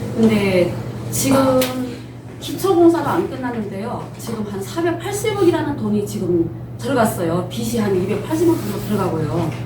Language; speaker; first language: Korean; early bilingual, heritage; Korean